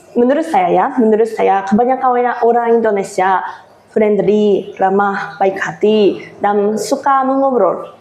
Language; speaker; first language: Indonesian; non-native, fluent; Japanese